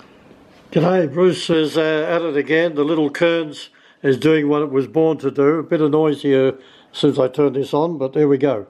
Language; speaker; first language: English; native; English